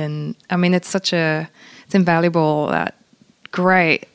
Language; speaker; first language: English; non-native, local second language; Polish